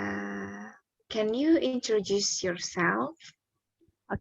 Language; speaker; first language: English; non-native, learner; Indonesian